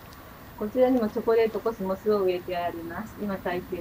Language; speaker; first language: Japanese; native; Japanese